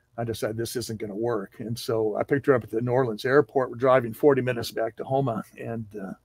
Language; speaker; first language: English; native; English